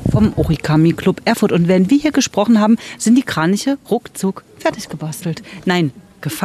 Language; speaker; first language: German; native; German